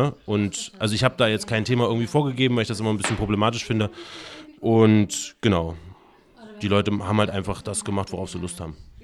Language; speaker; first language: German; native; German